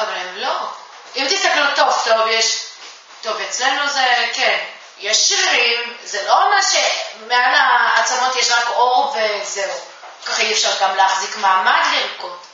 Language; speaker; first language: Hebrew; non-native, fluent; Japanese